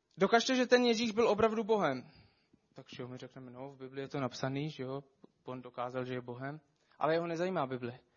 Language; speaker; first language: Czech; non-native, fluent; Arabic